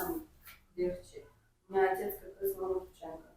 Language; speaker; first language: Russian; non-native, local second language; Kyrgyz